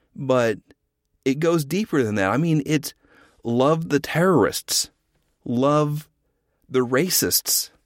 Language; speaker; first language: English; native; English